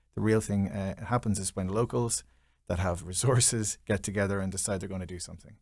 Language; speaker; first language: English; native; English